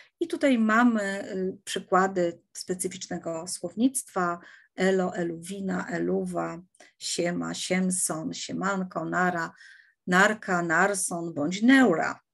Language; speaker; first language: Polish; native; Polish